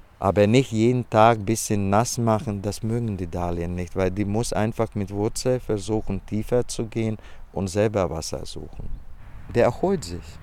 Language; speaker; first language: German; non-native, learner; Latvian